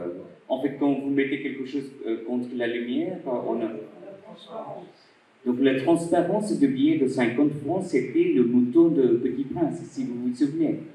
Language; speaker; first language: French; non-native, fluent; Bangla